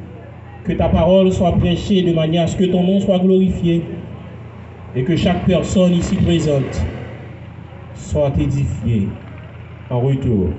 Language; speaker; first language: French; non-native, local second language; Haitian Creole